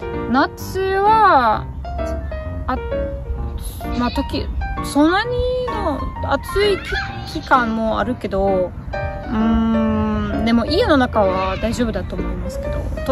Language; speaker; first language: Japanese; non-native, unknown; Russian